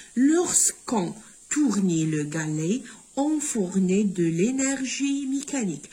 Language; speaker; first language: French; non-native, local second language; Arabic